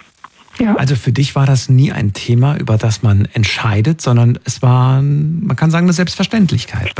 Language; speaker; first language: German; native; German